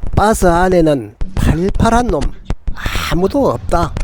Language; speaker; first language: Korean; native; Korean